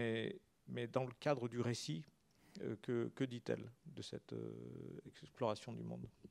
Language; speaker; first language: French; native; French